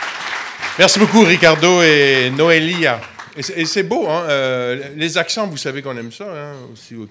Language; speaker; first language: French; native; French